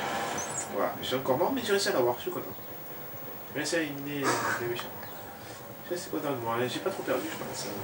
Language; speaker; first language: French; native; French